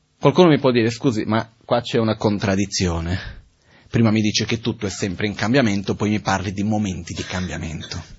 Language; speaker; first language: Italian; non-native, fluent; Portuguese